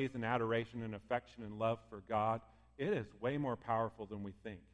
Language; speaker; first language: English; native; English